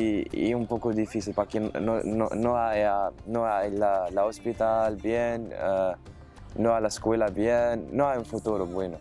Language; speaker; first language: Spanish; non-native, learner; Arabic